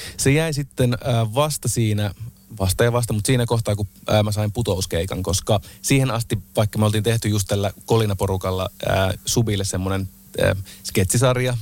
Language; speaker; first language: Finnish; native; Finnish